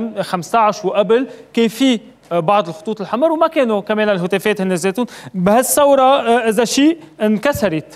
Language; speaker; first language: Arabic; native; Arabic